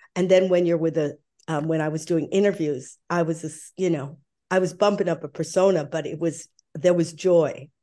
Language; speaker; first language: English; early bilingual, other home language; German